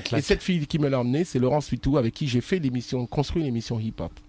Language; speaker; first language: French; native; French